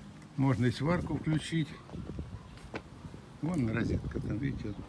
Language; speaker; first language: Russian; native; Russian